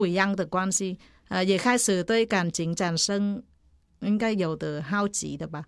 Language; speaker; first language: Chinese; non-native, fluent; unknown